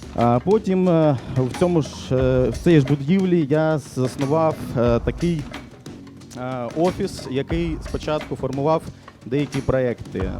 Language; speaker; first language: Ukrainian; non-native, local second language; Russian